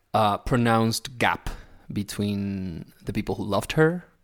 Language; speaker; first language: English; non-native, fluent; Spanish